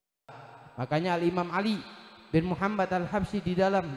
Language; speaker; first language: Indonesian; native; Indonesian